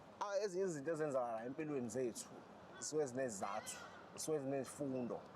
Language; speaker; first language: Zulu; native; Zulu